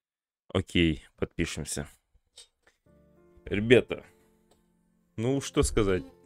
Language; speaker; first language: Russian; native; Russian